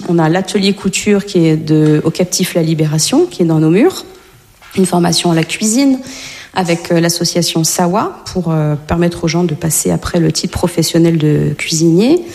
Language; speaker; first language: French; native; French